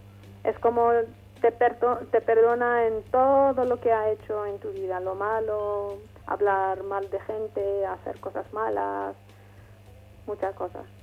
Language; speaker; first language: Spanish; non-native, fluent; Arabic